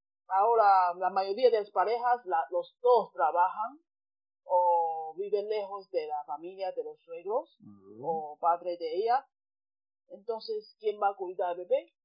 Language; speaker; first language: Spanish; non-native, fluent; Chinese